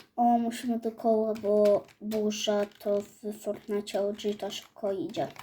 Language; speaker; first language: Polish; native; Polish